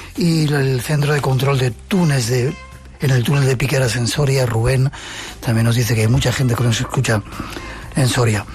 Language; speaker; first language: Spanish; native; Spanish